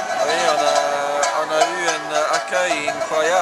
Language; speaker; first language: French; non-native, fluent; English